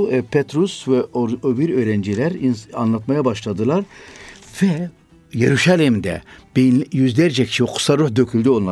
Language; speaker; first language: Turkish; non-native, fluent; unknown